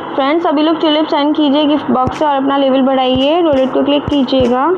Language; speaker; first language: Hindi; native; Hindi